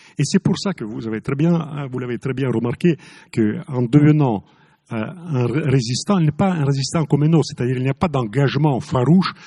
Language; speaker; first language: French; non-native, fluent; Russian